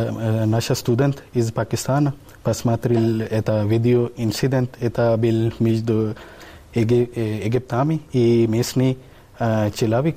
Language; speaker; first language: Russian; non-native, learner; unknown